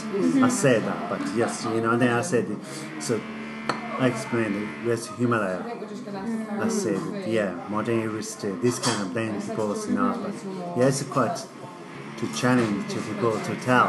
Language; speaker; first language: English; non-native, learner; Chinese